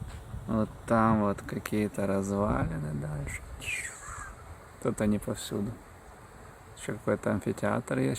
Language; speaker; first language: Russian; native; Russian